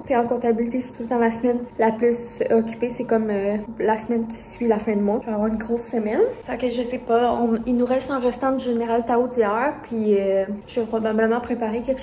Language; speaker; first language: French; native; French